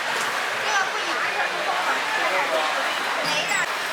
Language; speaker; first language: Chinese; native; Chinese